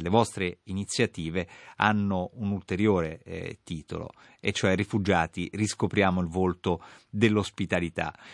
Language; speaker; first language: Italian; native; Italian